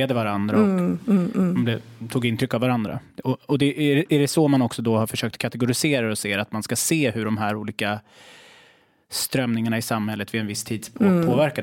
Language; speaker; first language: Swedish; native; Swedish